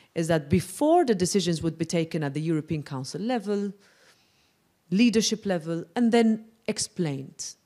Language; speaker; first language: English; non-native, local second language; Maltese